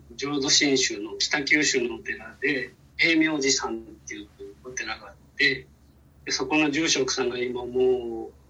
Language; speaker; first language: Japanese; native; Japanese